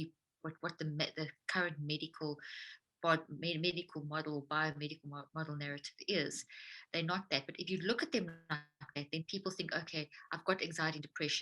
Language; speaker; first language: English; native; English